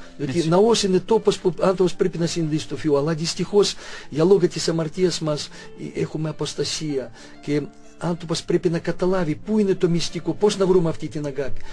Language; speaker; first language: Greek; non-native, fluent; Russian